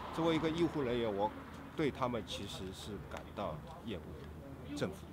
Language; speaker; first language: Chinese; native; Chinese